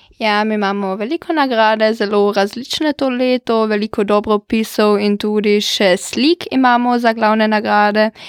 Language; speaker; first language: Slovenian; non-native, local second language; German